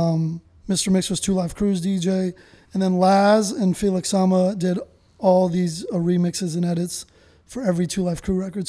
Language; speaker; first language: English; native; English